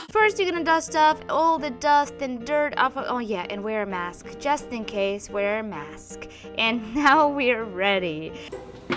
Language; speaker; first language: English; non-native, fluent; Russian